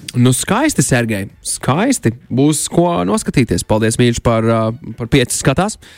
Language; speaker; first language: Latvian; native; Latvian